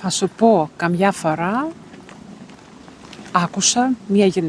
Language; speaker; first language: Greek; non-native, learner; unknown